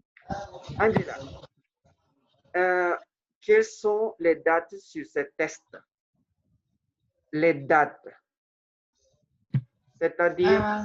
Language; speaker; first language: French; non-native, fluent; Spanish